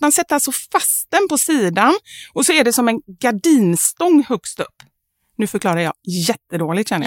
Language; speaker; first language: Swedish; native; Swedish